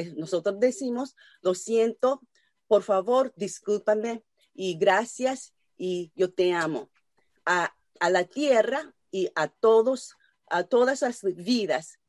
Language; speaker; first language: Spanish; non-native, learner; Japanese